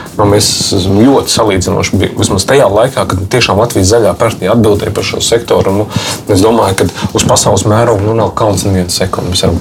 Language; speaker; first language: Latvian; native; Latvian